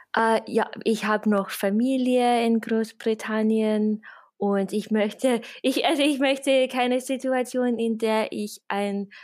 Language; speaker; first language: German; non-native, fluent; English